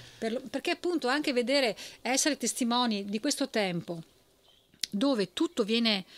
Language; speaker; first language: Italian; native; Italian